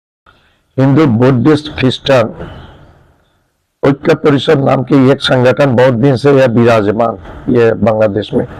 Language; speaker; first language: Hindi; non-native, learner; Bangla